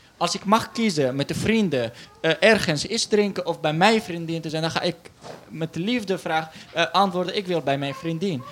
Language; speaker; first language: Dutch; non-native, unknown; Arabic